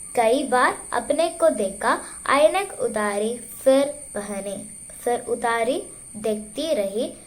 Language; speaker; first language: Hindi; non-native, local second language; Malayalam